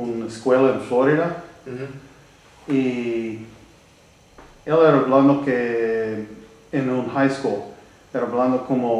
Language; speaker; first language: Spanish; non-native, learner; English